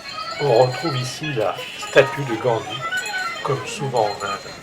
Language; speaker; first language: French; native; French